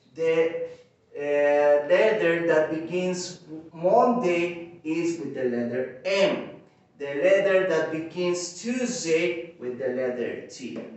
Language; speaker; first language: English; non-native, fluent; Spanish